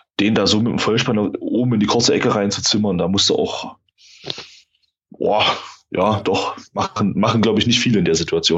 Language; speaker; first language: German; native; German